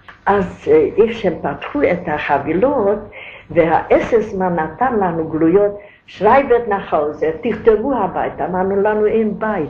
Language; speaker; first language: Hebrew; non-native, learner; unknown